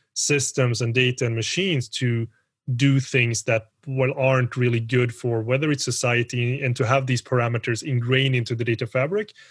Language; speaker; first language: English; early bilingual, other home language; Spanish